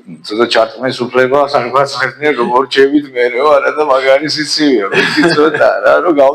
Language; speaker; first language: Georgian; native; Georgian